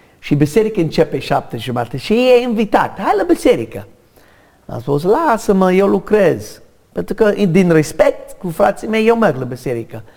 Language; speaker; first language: Romanian; non-native, learner; English